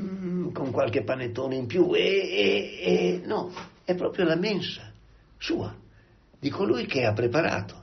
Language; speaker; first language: Italian; native; Italian